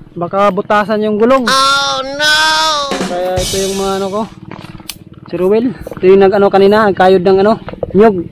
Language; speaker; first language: Filipino; non-native, local second language; Cebuano